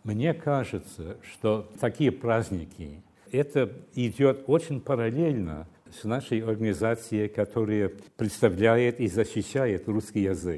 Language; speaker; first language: Russian; non-native, fluent; English